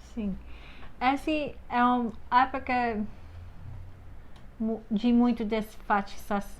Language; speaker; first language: Portuguese; non-native, fluent; English